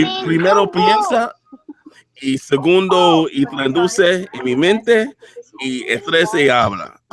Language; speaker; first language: Spanish; non-native, learner; English